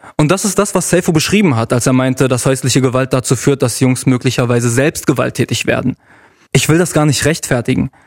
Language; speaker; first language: German; early bilingual, other home language; Arabic